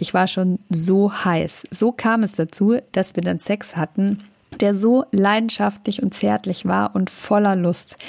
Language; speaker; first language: German; native; German